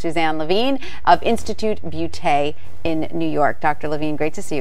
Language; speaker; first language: English; native; English